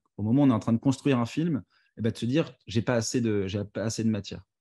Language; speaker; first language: French; native; French